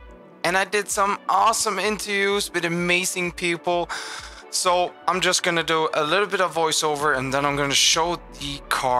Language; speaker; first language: English; non-native, fluent; Swedish